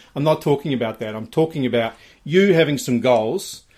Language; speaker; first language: English; native; English